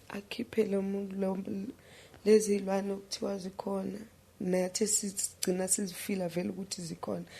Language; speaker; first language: Zulu; native; Zulu